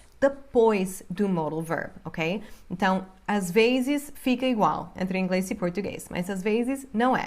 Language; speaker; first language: Portuguese; non-native, fluent; English